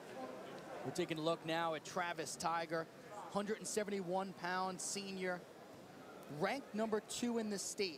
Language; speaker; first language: English; native; English